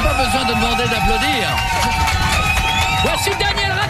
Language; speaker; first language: French; native; French